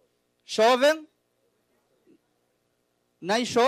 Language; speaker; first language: Portuguese; non-native, learner; Spanish